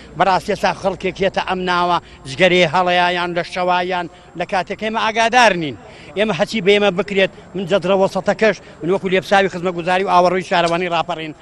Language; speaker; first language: Central Kurdish; native; Central Kurdish